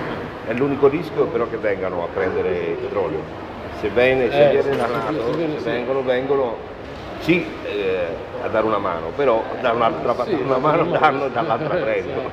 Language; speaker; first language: Italian; native; Italian